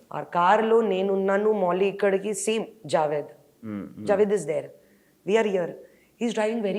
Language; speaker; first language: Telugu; non-native, local second language; Hindi